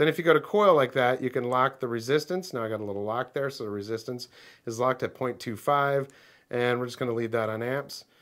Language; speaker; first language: English; native; English